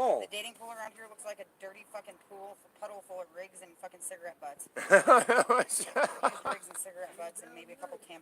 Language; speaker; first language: English; native; English